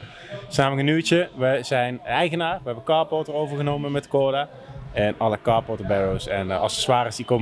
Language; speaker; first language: Dutch; native; Dutch